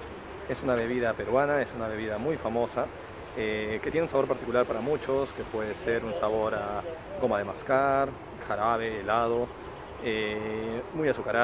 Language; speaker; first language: Spanish; native; Spanish